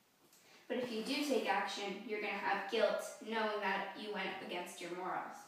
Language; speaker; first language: English; native; English